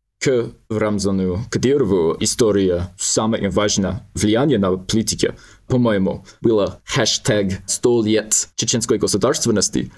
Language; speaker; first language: Russian; non-native, learner; English